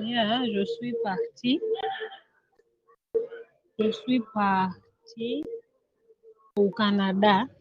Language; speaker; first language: French; non-native, learner; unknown